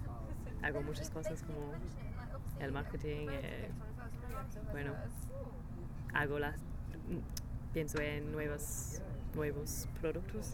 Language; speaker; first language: Spanish; non-native, learner; English